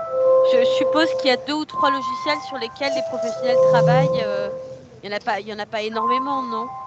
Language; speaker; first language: French; native; French